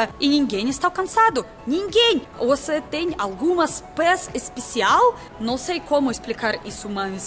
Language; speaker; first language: Portuguese; non-native, learner; Russian